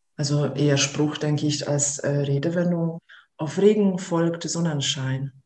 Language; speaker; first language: German; non-native, fluent; Hungarian